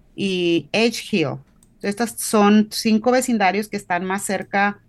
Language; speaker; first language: Spanish; native; Spanish